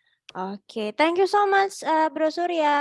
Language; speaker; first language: English; non-native, fluent; Indonesian